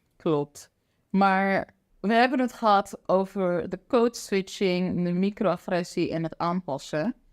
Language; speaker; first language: Dutch; non-native, local second language; Papiamento